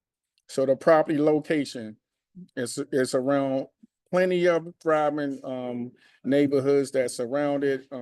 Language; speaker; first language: English; native; English